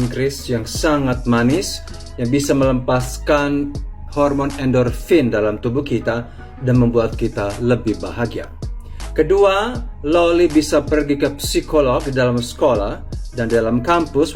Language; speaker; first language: Indonesian; non-native, fluent; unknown